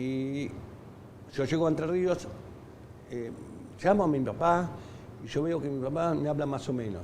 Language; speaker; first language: Spanish; native; Spanish